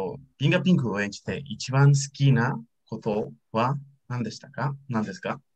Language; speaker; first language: Japanese; non-native, learner; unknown